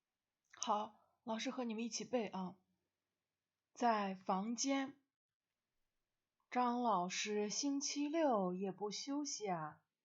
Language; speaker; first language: Chinese; non-native, fluent; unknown